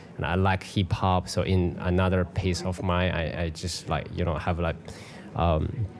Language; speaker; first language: English; non-native, fluent; Chinese